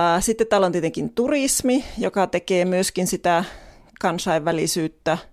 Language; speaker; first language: Finnish; native; Finnish